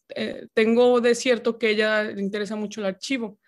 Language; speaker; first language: Spanish; native; Spanish